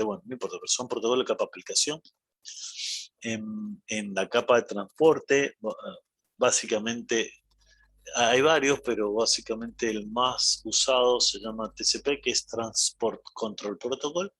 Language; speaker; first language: Spanish; native; Spanish